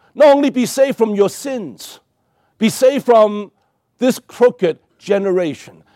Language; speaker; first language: English; non-native, local second language; Cantonese